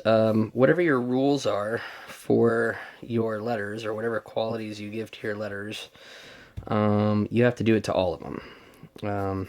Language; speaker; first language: English; native; English